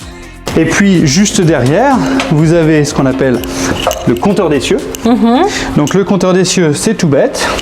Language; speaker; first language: French; native; French